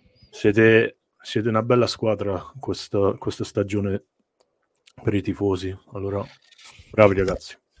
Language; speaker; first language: Italian; non-native, learner; English